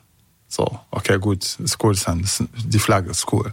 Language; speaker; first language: German; early bilingual, other home language; Kurdish